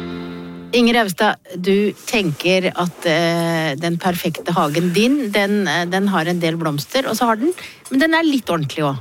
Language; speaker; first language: Norwegian; native; Norwegian